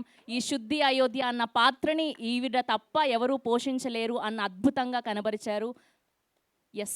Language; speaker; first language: Telugu; native; Telugu